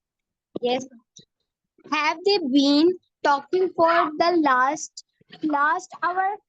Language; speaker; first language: English; non-native, learner; Urdu